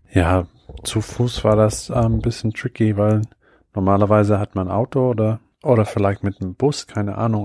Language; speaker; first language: German; non-native, fluent; English